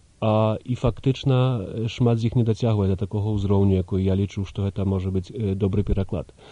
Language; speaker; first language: Belarusian; early bilingual, heritage; Belarusian